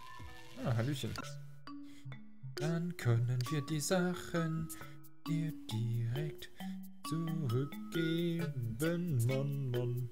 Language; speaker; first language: German; native; German